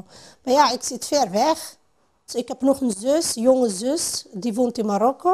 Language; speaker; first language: Dutch; non-native, fluent; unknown